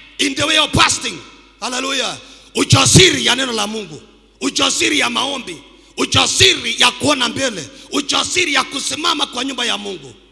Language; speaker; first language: Swahili; non-native, local second language; Kalenjin